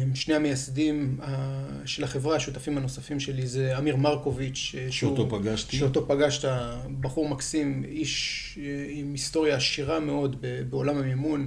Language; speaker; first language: Hebrew; native; Hebrew